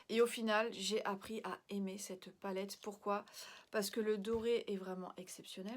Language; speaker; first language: French; native; French